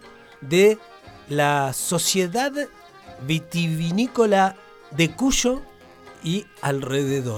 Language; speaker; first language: Spanish; native; Spanish